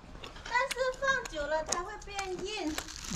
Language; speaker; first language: Chinese; non-native, local second language; Hakka Chinese